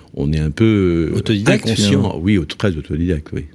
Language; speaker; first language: French; native; French